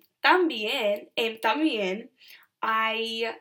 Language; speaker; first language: Spanish; non-native, learner; English